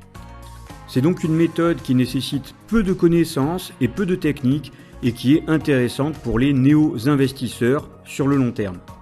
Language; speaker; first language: French; native; French